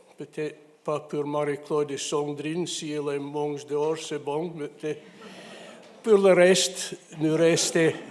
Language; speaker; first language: French; non-native, fluent; English